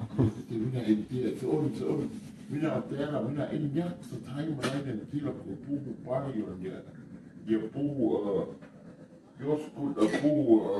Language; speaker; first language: Finnish; non-native, learner; Thai